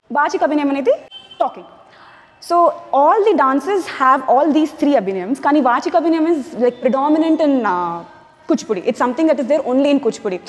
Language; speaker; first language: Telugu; non-native, local second language; Tamil